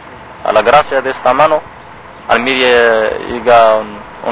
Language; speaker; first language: Spanish; non-native, learner; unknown